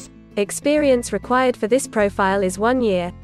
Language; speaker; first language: English; non-native, local second language; Hindi